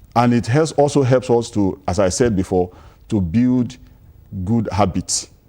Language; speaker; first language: English; non-native, local second language; Yoruba